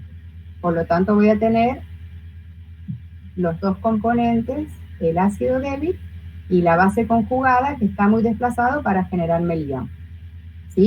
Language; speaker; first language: Spanish; native; Spanish